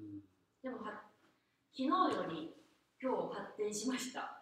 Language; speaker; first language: Japanese; non-native, fluent; Korean